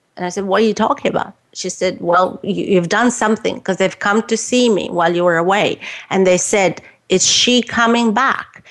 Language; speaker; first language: English; non-native, fluent; Romanian